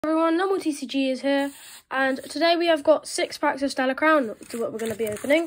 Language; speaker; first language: English; native; English